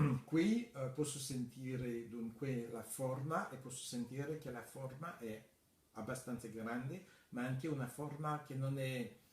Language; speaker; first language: Italian; non-native, fluent; French